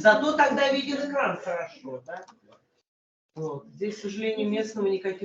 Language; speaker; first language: Russian; native; Russian